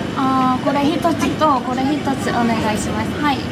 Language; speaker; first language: Japanese; non-native, learner; Korean